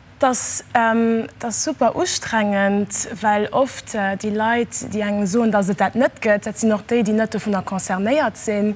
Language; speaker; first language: Luxembourgish; early bilingual, other home language; Kabuverdianu